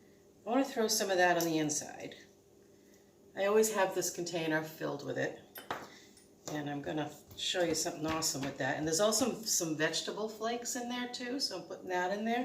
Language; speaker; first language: English; native; English